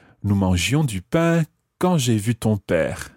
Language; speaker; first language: French; non-native, fluent; English